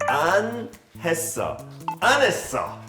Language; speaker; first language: Korean; non-native, learner; English